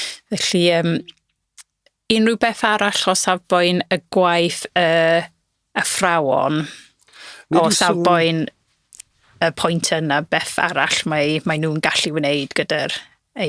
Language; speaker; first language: Welsh; non-native, local second language; English